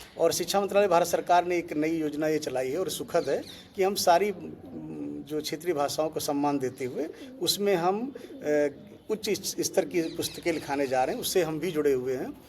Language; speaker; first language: Hindi; native; Hindi